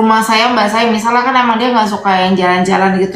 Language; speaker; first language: Indonesian; native; Indonesian